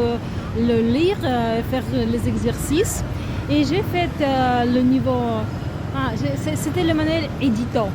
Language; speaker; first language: French; non-native, learner; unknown